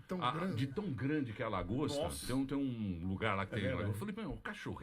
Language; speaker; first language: Portuguese; native; Portuguese